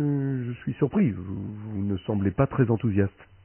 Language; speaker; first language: French; native; French